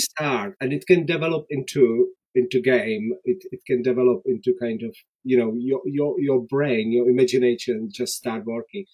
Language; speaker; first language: English; non-native, fluent; Czech